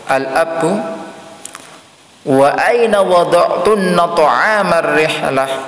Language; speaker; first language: Arabic; non-native, fluent; Indonesian